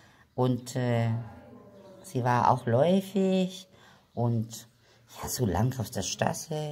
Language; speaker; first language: German; non-native, fluent; Spanish